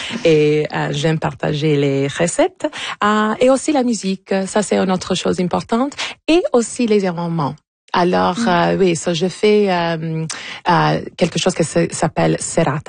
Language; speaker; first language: French; non-native, local second language; English